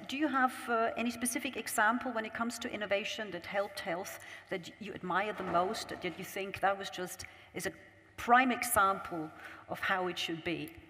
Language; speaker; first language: English; non-native, fluent; German